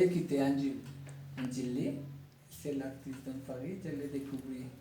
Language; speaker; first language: French; non-native, learner; Spanish